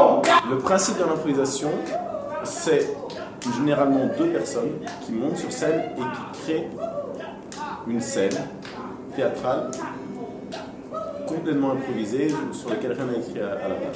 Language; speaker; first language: French; native; French